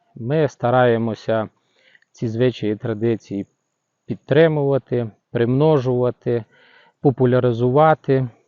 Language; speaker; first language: Ukrainian; native; Ukrainian